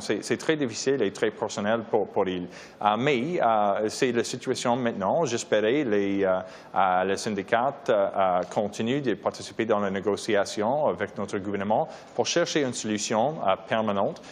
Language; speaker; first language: French; non-native, local second language; English